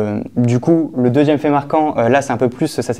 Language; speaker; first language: French; native; French